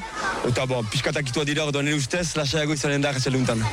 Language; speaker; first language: Basque; native; Basque